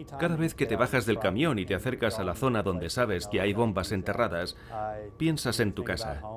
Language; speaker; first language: Spanish; native; Spanish